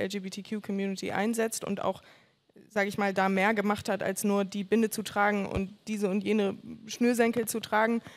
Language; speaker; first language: German; native; German